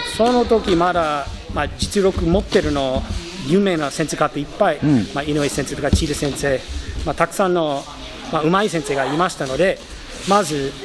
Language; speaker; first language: Japanese; non-native, fluent; English